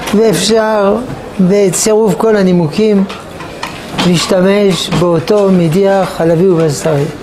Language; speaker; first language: Hebrew; non-native, fluent; French